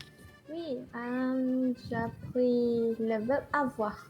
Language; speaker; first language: French; non-native, learner; Malay